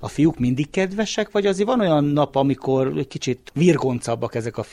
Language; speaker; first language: Hungarian; native; Hungarian